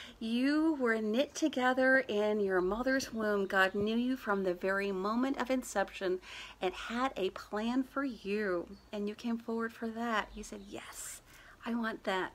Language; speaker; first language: English; native; English